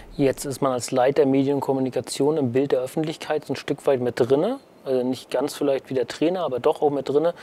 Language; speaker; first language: German; native; German